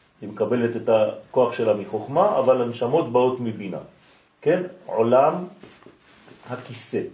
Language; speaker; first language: Hebrew; non-native, fluent; French